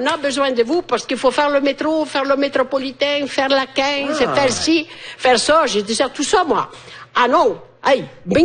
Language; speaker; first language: French; non-native, fluent; Italian